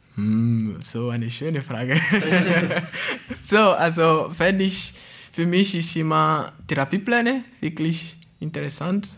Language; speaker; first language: German; non-native, fluent; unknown